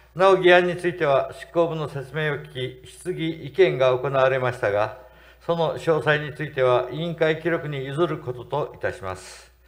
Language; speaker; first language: Japanese; native; Japanese